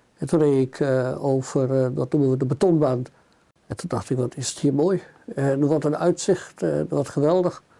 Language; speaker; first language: Dutch; native; Dutch